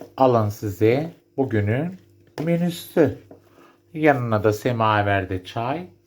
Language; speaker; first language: Turkish; native; Turkish